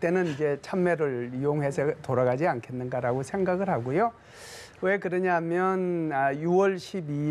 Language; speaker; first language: Korean; native; Korean